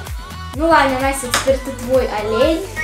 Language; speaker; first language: Russian; native; Russian